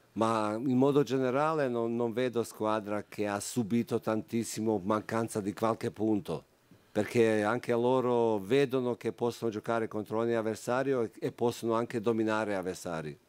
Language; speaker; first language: Italian; non-native, fluent; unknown